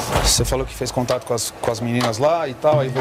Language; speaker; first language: Portuguese; native; Portuguese